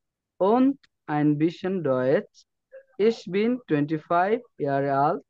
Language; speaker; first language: German; non-native, learner; Bangla